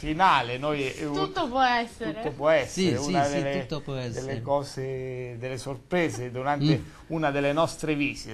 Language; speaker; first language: Italian; native; Italian